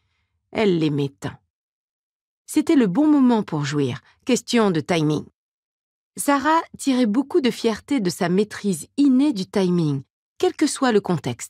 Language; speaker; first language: French; native; French